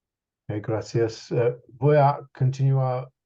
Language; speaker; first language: Spanish; non-native, fluent; English